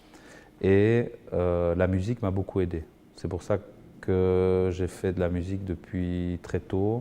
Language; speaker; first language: French; early bilingual, other home language; Spanish